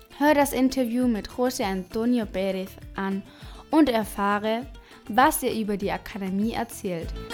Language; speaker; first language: German; non-native, fluent; Spanish